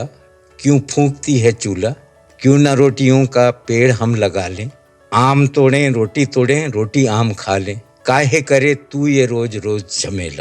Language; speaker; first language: Hindi; native; Hindi